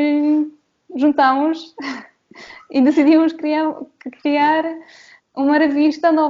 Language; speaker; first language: Portuguese; non-native, fluent; Polish